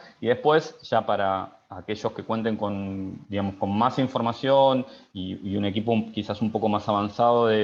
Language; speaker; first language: Spanish; native; Spanish